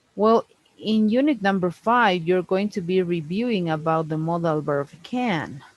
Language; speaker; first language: English; non-native, fluent; Spanish